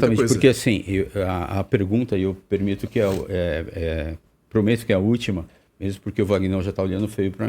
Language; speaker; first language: Portuguese; native; Portuguese